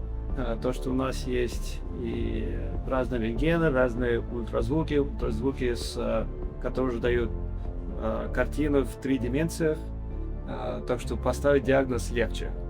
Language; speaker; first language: Russian; early bilingual, heritage; English